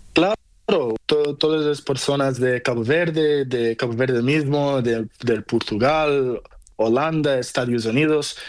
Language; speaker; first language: Spanish; non-native, learner; Portuguese